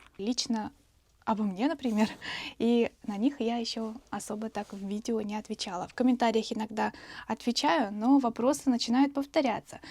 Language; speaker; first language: Russian; native; Russian